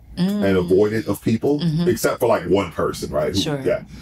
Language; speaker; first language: English; native; English